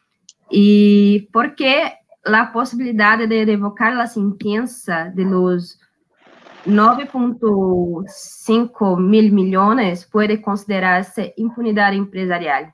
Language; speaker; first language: Spanish; non-native, learner; Portuguese